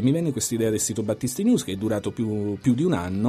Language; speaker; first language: Italian; native; Italian